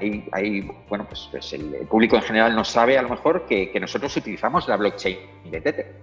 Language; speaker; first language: Spanish; native; Spanish